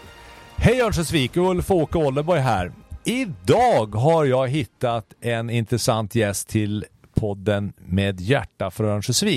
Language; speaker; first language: Swedish; native; Swedish